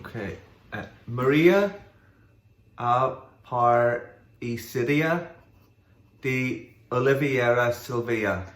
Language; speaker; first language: Portuguese; non-native, learner; English